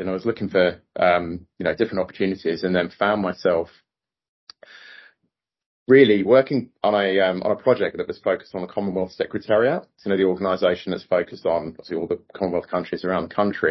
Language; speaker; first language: English; native; English